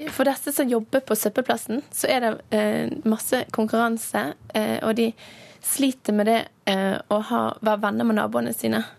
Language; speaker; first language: Norwegian; native; Norwegian